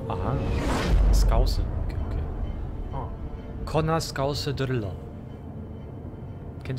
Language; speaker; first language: Korean; non-native, learner; German